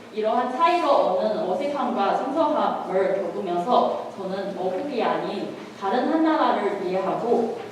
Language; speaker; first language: Korean; non-native, fluent; Chinese